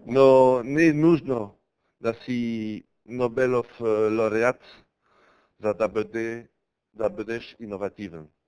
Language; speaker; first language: Bulgarian; non-native, learner; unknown